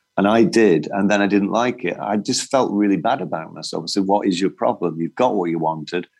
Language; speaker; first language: English; native; English